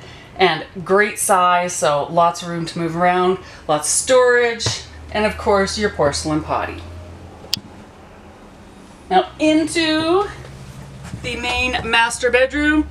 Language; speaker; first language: English; native; English